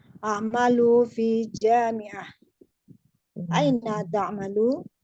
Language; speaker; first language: Arabic; non-native, learner; Indonesian